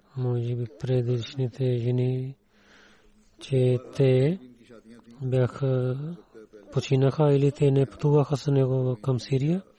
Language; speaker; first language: Bulgarian; non-native, learner; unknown